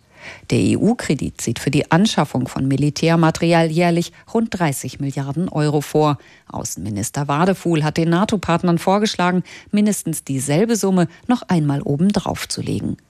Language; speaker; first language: German; native; German